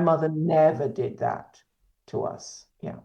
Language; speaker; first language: English; native; English